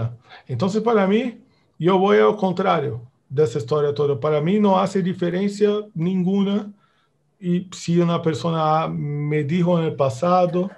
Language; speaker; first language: Spanish; non-native, fluent; Portuguese